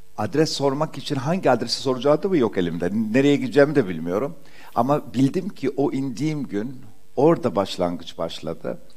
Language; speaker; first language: Turkish; early bilingual, heritage; Turkish